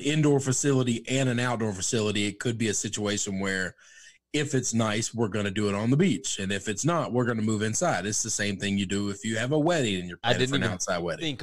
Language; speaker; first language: English; native; English